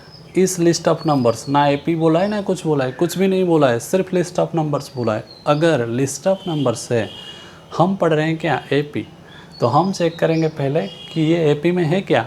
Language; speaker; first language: Hindi; non-native, local second language; Odia